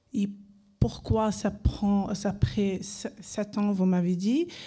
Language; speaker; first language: French; non-native, learner; Arabic